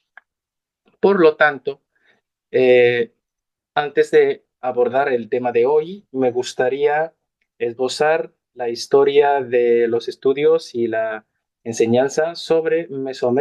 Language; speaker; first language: Spanish; non-native, fluent; Chinese